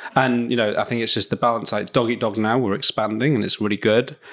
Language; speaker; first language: English; native; English